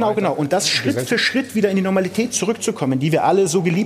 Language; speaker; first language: German; native; German